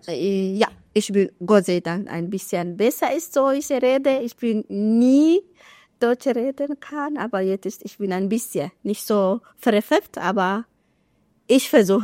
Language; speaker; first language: German; non-native, learner; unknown